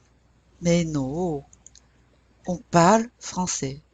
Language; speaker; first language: French; non-native, fluent; English